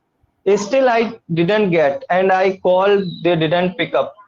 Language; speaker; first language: English; non-native, learner; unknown